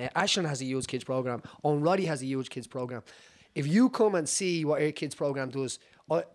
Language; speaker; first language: English; native; English